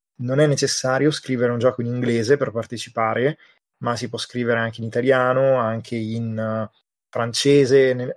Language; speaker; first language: Italian; native; Italian